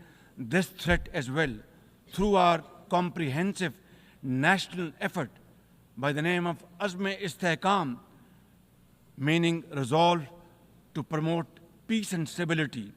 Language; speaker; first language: English; non-native, local second language; Urdu